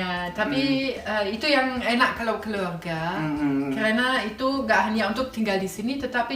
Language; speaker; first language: Indonesian; non-native, fluent; German